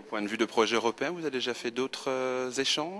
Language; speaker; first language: French; native; French